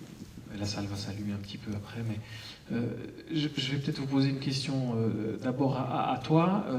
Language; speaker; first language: French; native; French